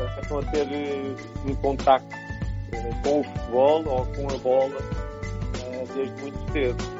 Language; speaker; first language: Portuguese; native; Portuguese